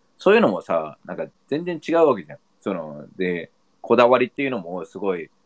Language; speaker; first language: Japanese; non-native, fluent; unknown